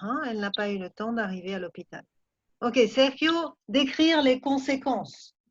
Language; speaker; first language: French; non-native, fluent; Spanish